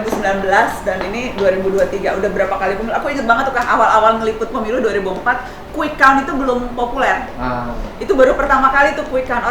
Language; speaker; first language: Indonesian; native; Indonesian